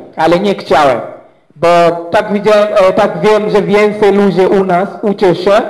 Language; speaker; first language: Polish; non-native, learner; Swahili